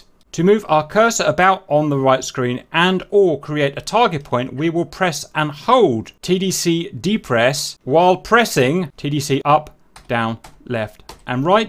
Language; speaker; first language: English; native; English